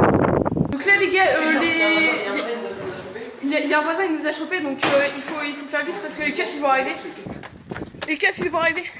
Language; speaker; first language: French; native; French